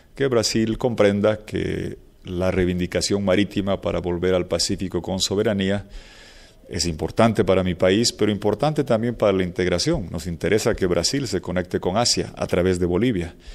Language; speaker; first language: Spanish; native; Spanish